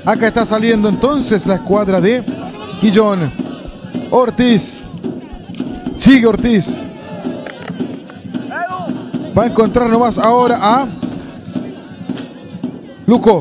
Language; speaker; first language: Spanish; native; Spanish